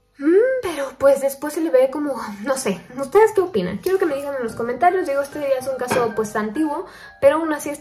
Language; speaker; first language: Spanish; native; Spanish